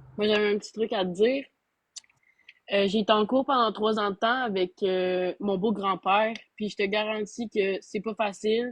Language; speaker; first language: French; native; French